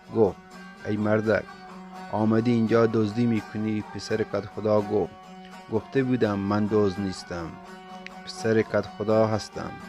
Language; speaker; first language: Persian; non-native, local second language; Baluchi